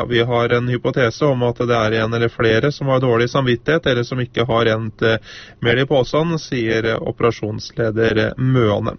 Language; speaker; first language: Norwegian; native; Norwegian